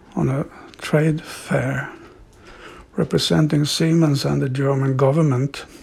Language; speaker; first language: English; non-native, fluent; Swedish